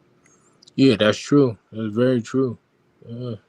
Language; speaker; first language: English; native; English